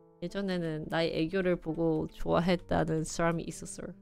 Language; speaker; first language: Korean; early bilingual, heritage; Korean